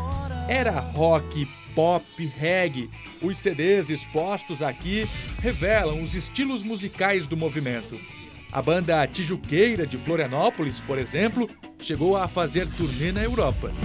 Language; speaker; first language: Portuguese; native; Portuguese